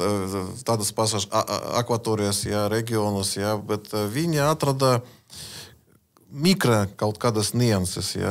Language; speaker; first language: Latvian; non-native, learner; Russian